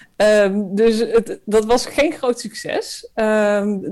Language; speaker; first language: Dutch; native; Dutch